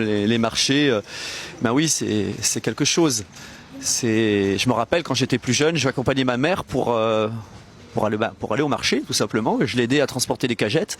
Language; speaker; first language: French; native; French